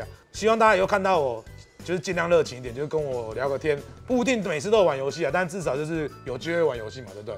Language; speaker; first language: Chinese; native; Chinese